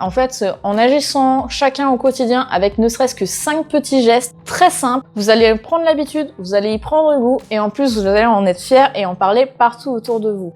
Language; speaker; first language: French; native; French